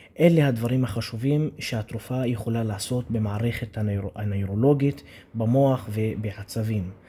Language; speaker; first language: Hebrew; non-native, local second language; Arabic